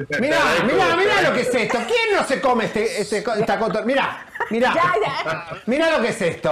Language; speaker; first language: Spanish; native; Spanish